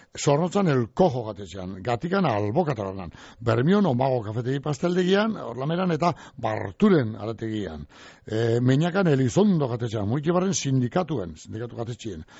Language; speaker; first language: Basque; native; Basque